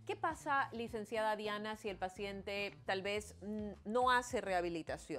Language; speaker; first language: Spanish; native; Spanish